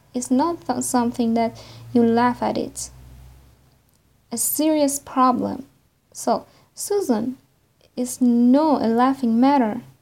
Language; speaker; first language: English; non-native, fluent; Persian